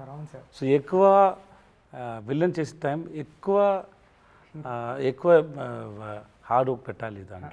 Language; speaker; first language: Telugu; non-native, learner; Tamil